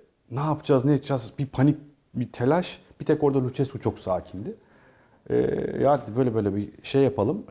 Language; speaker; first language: Turkish; native; Turkish